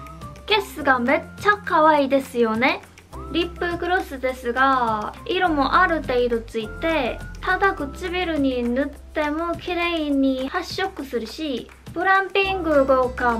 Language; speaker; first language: Japanese; non-native, fluent; Korean